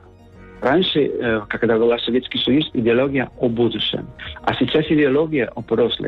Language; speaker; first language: Russian; non-native, learner; Spanish